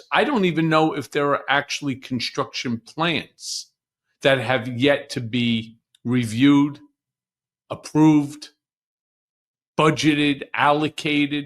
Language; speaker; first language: English; native; English